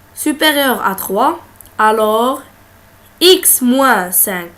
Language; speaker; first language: French; non-native, local second language; Arabic